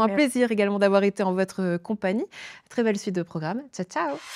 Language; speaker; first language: French; native; French